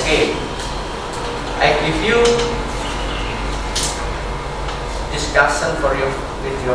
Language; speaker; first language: English; non-native, learner; Indonesian